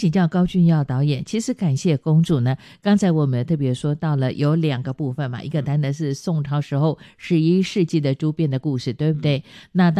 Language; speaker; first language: Chinese; non-native, local second language; Min Nan Chinese